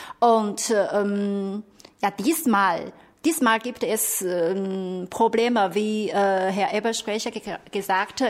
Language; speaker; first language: German; non-native, fluent; Chinese